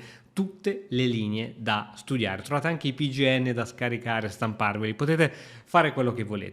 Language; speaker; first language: Italian; native; Italian